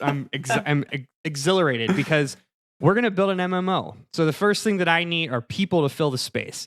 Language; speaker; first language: English; native; English